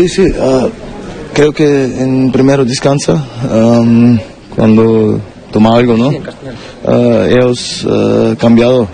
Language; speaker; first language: Spanish; non-native, learner; German